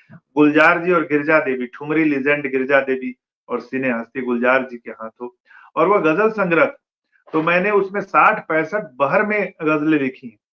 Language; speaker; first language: Hindi; non-native, local second language; Bhojpuri